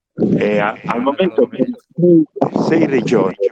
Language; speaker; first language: Italian; native; Italian